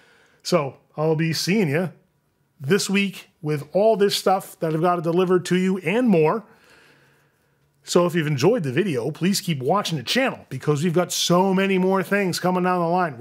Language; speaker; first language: English; native; English